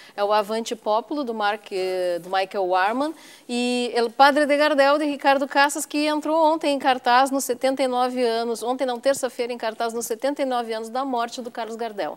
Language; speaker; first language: Portuguese; native; Portuguese